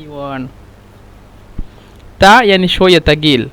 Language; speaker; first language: Arabic; non-native, fluent; Bangla